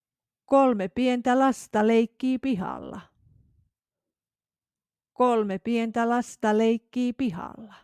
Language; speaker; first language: Finnish; non-native, fluent; English